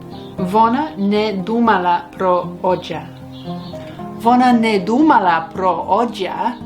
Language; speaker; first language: Ukrainian; non-native, learner; English